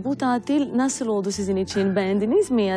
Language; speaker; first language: Turkish; non-native, fluent; Greek